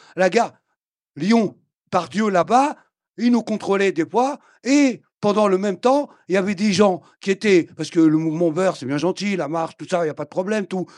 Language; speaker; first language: French; early bilingual, other home language; Arabic